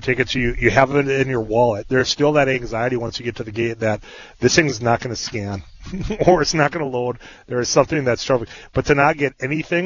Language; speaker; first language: English; native; English